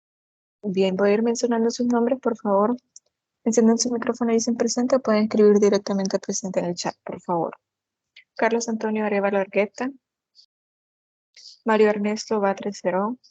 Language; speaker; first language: Spanish; native; Spanish